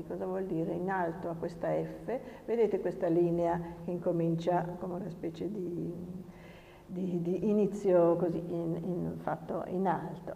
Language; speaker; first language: Italian; native; Italian